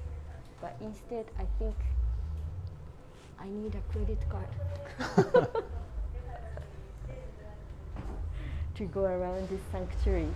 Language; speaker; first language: English; non-native, fluent; Japanese